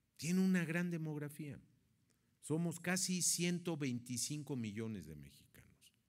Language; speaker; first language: Spanish; native; Spanish